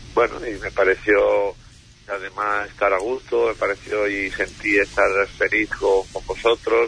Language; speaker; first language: Spanish; native; Spanish